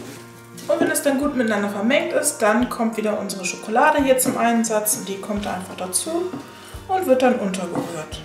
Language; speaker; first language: German; native; German